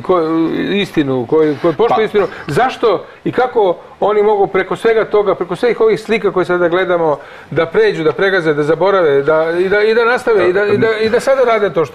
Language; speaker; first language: Croatian; native; Croatian